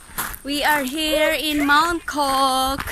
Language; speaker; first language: English; non-native, local second language; Filipino